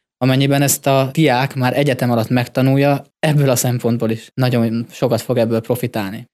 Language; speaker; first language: Hungarian; native; Hungarian